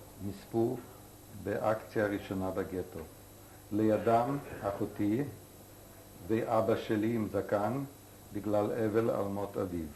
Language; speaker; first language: Hebrew; non-native, fluent; Yiddish